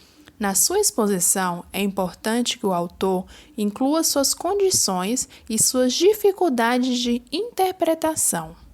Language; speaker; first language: Portuguese; native; Portuguese